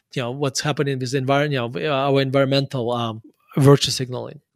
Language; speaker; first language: English; non-native, fluent; Russian